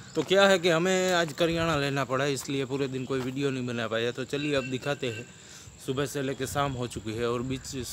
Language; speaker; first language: Hindi; non-native, local second language; Gujarati